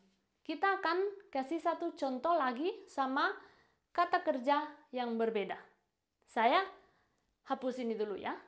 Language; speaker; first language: Indonesian; non-native, fluent; Spanish